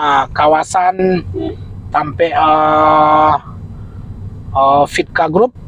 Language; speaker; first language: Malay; non-native, local second language; Minangkabau